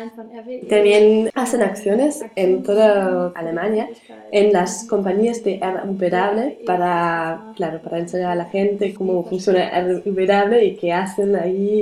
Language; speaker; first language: Spanish; non-native, learner; German